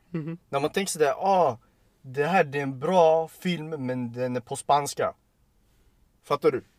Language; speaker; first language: Swedish; early bilingual, other home language; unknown